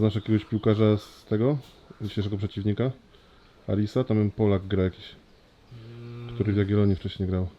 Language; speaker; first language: Polish; native; Polish